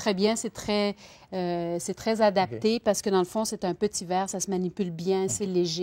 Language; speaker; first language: French; native; French